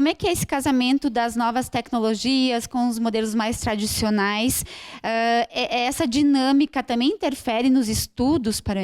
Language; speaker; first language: Portuguese; native; Portuguese